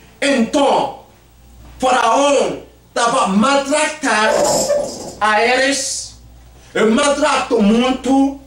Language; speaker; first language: Portuguese; non-native, learner; Haitian Creole